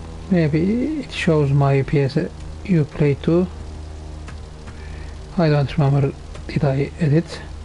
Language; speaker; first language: English; non-native, fluent; Turkish